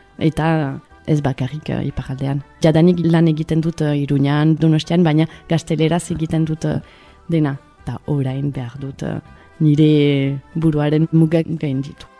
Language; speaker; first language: Basque; early bilingual, other home language; Spanish